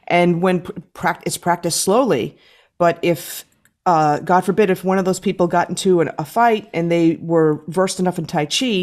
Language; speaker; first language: English; native; English